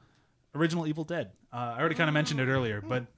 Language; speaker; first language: English; native; English